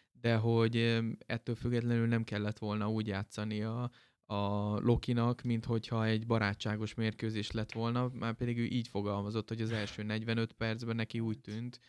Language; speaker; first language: Hungarian; native; Hungarian